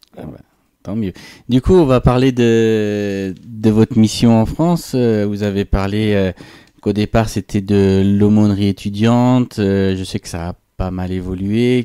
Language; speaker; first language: French; native; French